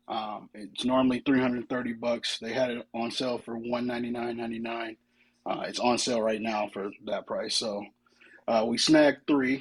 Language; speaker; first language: English; native; English